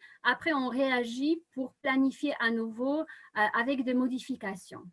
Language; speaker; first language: French; non-native, fluent; Polish